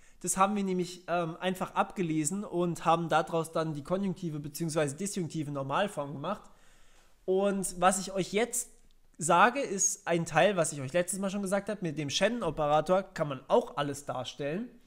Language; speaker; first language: German; native; German